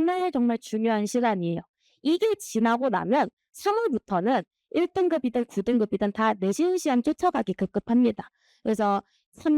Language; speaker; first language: Korean; native; Korean